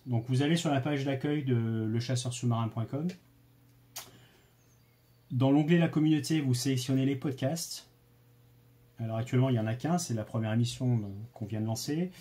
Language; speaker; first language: French; native; French